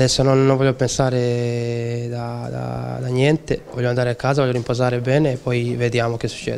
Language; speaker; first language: Italian; non-native, learner; Serbian